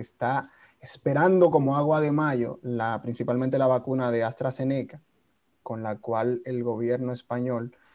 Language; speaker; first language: Spanish; native; Spanish